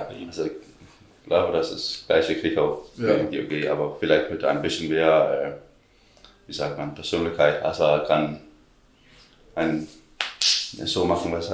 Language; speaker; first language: German; non-native, learner; Danish